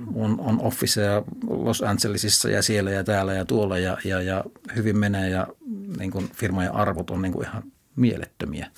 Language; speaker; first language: Finnish; native; Finnish